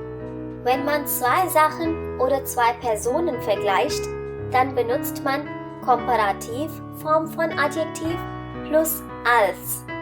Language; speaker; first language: German; non-native, fluent; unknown